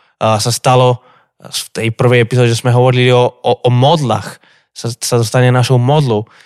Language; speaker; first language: Slovak; non-native, fluent; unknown